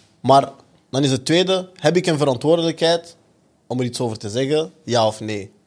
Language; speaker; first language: Dutch; early bilingual, other home language; French